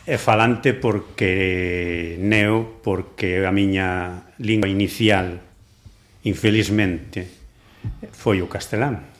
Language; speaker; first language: Galician; non-native, local second language; Spanish